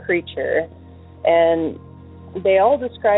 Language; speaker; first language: English; native; English